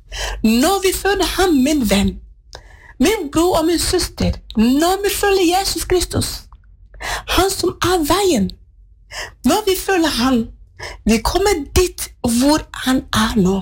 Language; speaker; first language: Norwegian; non-native, fluent; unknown